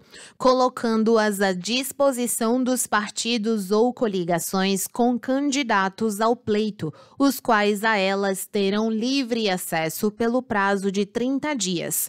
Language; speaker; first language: Portuguese; native; Portuguese